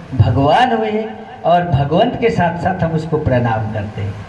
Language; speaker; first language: Hindi; non-native, local second language; Marathi